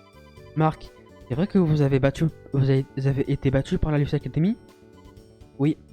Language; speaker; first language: French; native; French